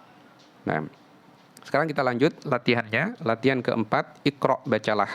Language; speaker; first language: Indonesian; native; Indonesian